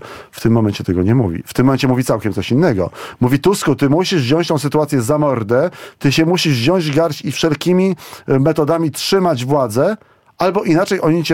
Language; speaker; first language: Polish; native; Polish